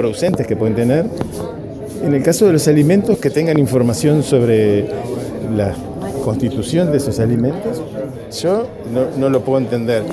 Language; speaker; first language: Spanish; native; Spanish